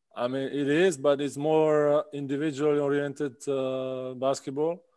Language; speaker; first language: English; non-native, fluent; Czech